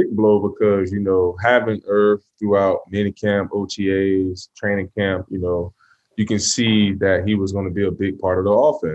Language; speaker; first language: English; native; English